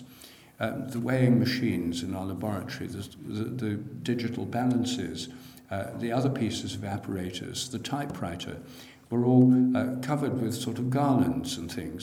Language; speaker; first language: English; native; English